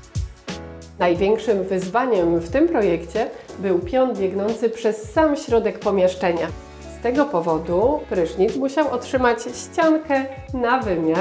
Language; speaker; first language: Polish; native; Polish